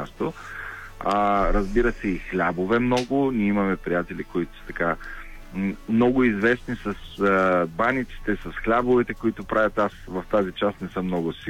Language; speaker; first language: Bulgarian; native; Bulgarian